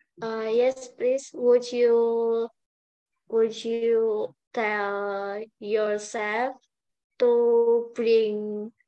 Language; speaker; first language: English; non-native, learner; Indonesian